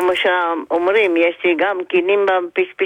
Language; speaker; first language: Hebrew; non-native, fluent; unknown